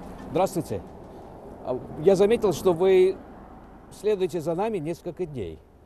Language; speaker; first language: Russian; non-native, fluent; English